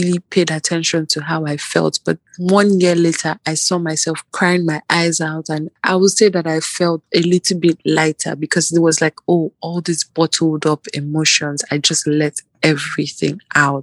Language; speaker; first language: English; non-native, local second language; Igbo